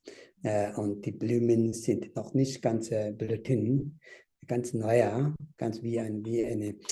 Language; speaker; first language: German; non-native, learner; Tibetan